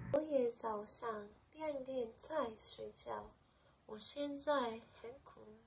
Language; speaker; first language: Chinese; non-native, learner; English